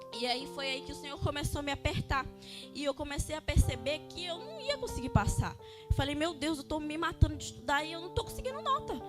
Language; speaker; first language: Portuguese; native; Portuguese